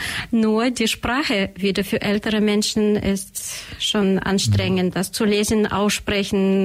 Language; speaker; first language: German; non-native, learner; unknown